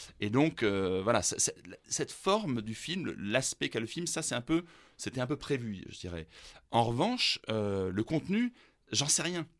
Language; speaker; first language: French; early bilingual, other home language; German